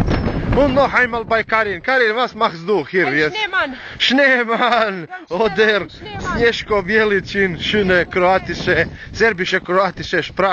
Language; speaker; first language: German; non-native, learner; Croatian